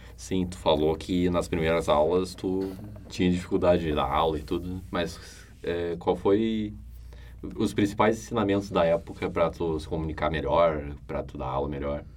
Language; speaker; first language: Portuguese; native; Portuguese